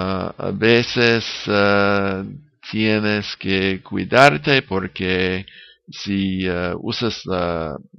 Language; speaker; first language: Spanish; non-native, learner; English